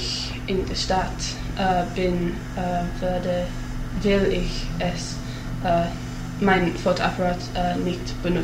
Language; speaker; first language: German; non-native, learner; English